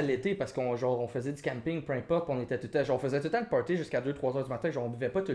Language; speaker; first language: French; native; French